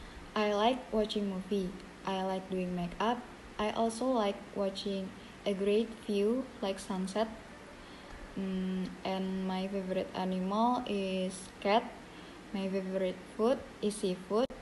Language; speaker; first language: English; non-native, learner; Indonesian